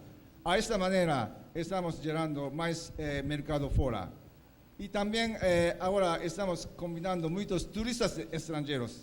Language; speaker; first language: Portuguese; non-native, fluent; Japanese